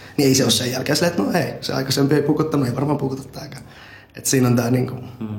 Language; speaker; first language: Finnish; early bilingual, other home language; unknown